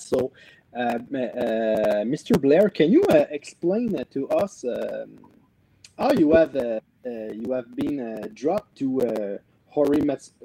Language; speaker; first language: English; non-native, learner; French